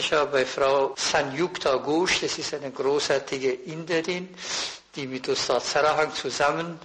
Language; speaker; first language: German; non-native, fluent; Persian